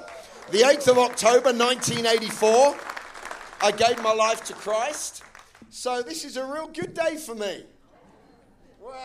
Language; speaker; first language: English; native; English